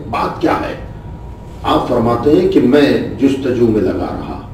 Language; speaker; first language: Hindi; non-native, local second language; Urdu